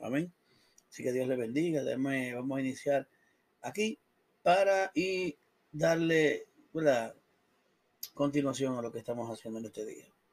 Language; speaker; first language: Spanish; native; Spanish